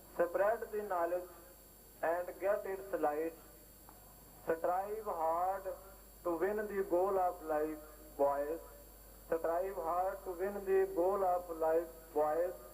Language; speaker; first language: English; non-native, local second language; Urdu